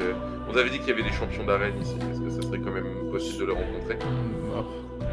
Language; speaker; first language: French; native; French